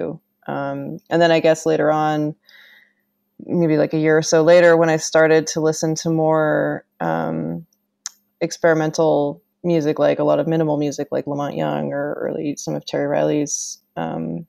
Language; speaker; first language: English; native; English